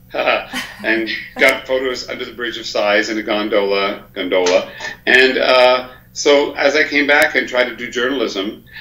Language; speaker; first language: English; native; English